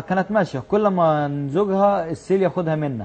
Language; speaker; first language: Arabic; native; Arabic